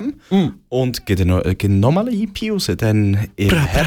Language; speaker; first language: German; native; German